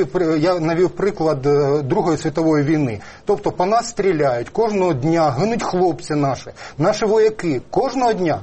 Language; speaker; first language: Ukrainian; native; Ukrainian